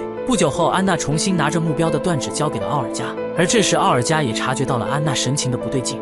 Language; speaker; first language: Chinese; native; Chinese